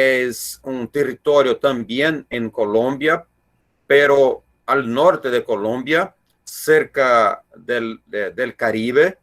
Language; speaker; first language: Spanish; non-native, learner; Portuguese